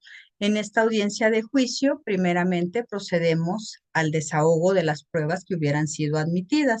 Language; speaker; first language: Spanish; native; Spanish